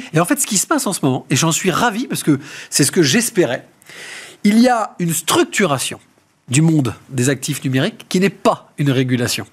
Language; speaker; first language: French; native; French